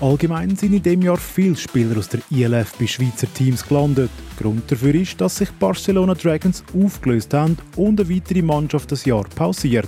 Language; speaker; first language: German; native; German